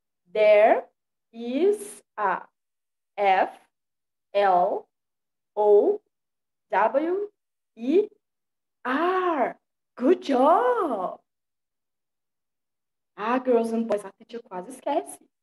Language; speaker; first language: English; non-native, fluent; Portuguese